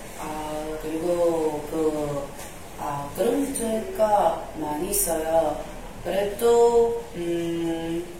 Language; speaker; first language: Korean; non-native, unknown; Chinese